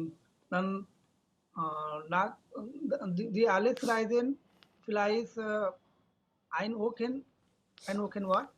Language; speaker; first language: German; non-native, learner; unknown